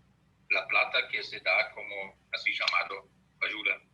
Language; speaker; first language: Spanish; non-native, fluent; German